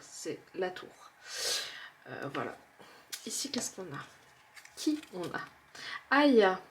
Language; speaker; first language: French; native; French